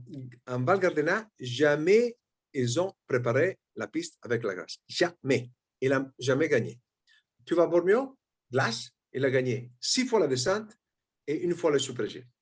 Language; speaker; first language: French; non-native, fluent; Italian